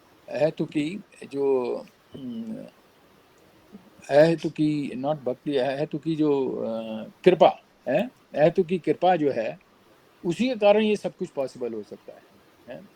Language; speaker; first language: Hindi; native; Hindi